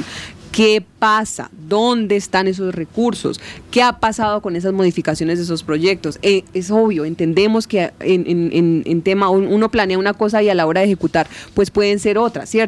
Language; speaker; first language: Spanish; native; Spanish